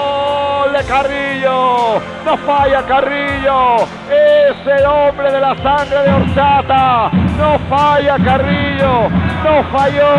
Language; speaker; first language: Spanish; native; Spanish